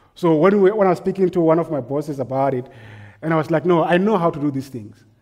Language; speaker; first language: English; non-native, local second language; Northern Sotho